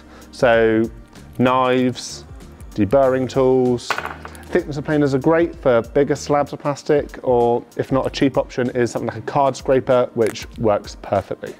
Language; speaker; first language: English; native; English